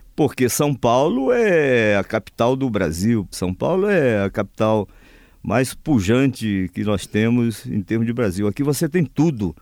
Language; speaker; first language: Portuguese; native; Portuguese